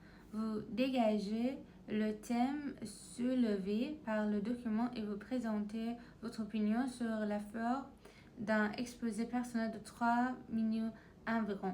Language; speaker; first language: French; non-native, learner; Persian